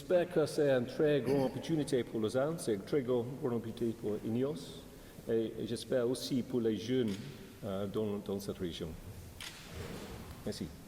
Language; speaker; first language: French; non-native, learner; English